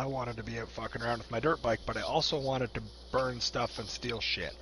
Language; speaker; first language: English; native; English